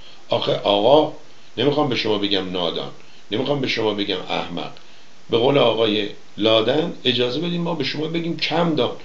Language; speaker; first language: Persian; native; Persian